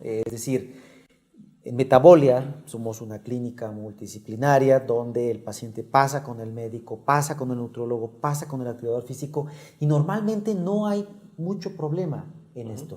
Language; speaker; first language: Spanish; native; Spanish